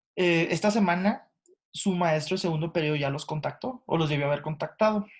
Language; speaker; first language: Spanish; early bilingual, heritage; Spanish